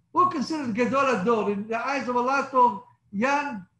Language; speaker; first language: English; non-native, fluent; Hebrew